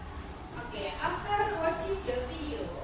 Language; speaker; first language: English; non-native, fluent; Indonesian